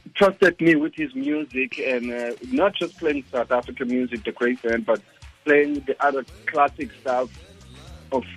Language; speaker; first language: English; non-native, local second language; Zulu